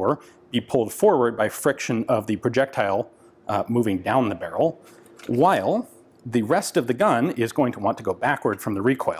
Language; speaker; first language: English; native; English